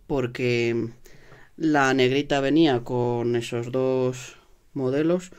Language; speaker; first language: Spanish; native; Spanish